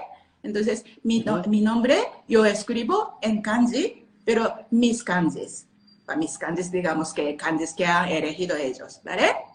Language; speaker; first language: Spanish; non-native, learner; Japanese